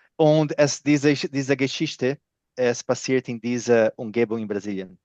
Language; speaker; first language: German; non-native, learner; Portuguese